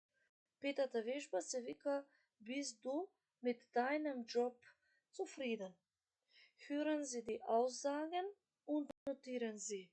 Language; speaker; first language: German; non-native, fluent; Macedonian